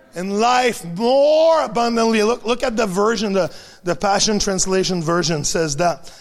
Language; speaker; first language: English; non-native, fluent; French